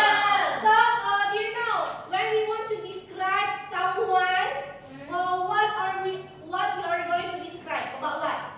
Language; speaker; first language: English; non-native, learner; Indonesian